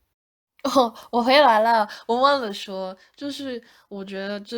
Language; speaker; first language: Chinese; non-native, fluent; English